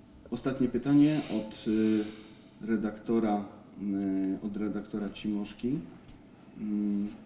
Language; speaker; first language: Polish; native; Polish